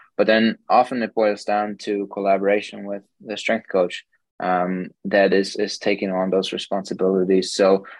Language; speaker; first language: English; non-native, fluent; German